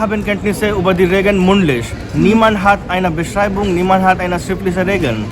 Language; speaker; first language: German; non-native, learner; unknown